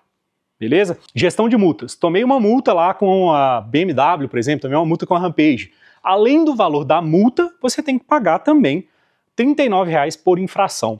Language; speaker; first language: Portuguese; native; Portuguese